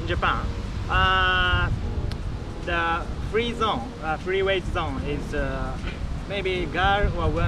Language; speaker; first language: English; non-native, learner; Japanese